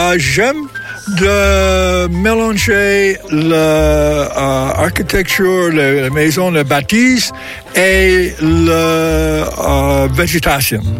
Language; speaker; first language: French; non-native, fluent; English